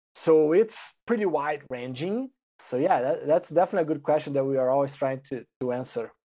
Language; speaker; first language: English; non-native, fluent; Portuguese